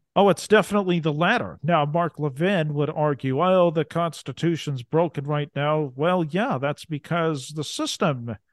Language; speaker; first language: English; native; English